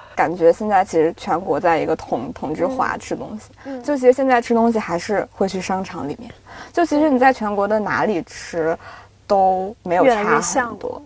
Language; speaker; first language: Chinese; native; Chinese